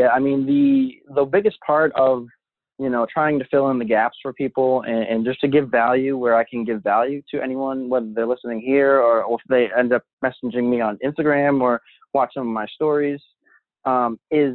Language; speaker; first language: English; native; English